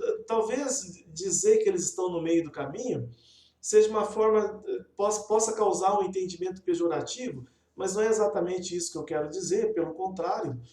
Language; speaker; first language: Portuguese; native; Portuguese